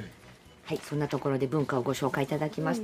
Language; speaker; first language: Japanese; native; Japanese